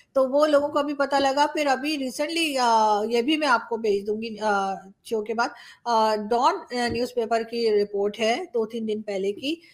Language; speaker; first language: Urdu; native; Urdu